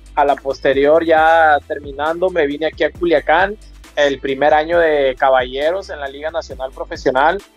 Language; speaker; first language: Spanish; native; Spanish